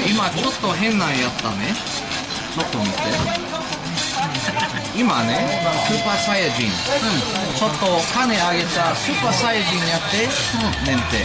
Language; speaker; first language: Japanese; non-native, learner; English